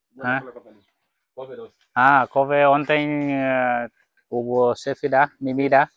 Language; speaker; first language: Portuguese; non-native, learner; Vietnamese